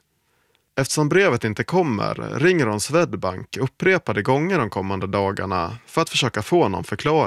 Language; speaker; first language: Swedish; native; Swedish